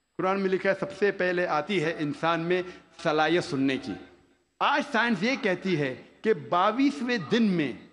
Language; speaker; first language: Hindi; non-native, local second language; Konkani